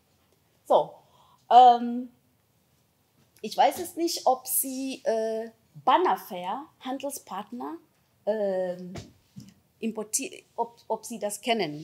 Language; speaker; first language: German; non-native, fluent; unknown